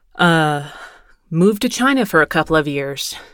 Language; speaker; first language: English; early bilingual, other home language; Spanish